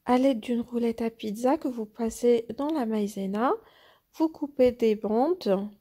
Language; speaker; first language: French; non-native, local second language; Arabic